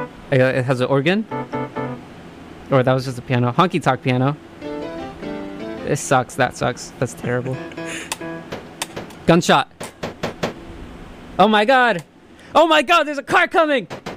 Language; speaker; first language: English; early bilingual, other home language; Spanish